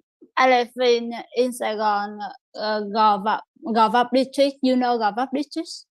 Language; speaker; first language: English; non-native, learner; Vietnamese